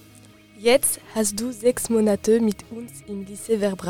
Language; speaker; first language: German; non-native, learner; French